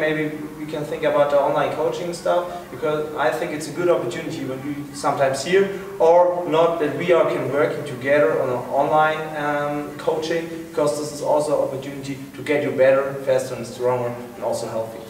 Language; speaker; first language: English; non-native, fluent; German